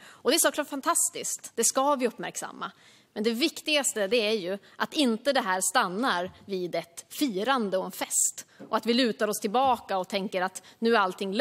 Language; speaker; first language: Swedish; native; Swedish